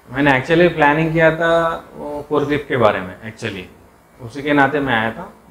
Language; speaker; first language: Hindi; non-native, local second language; Telugu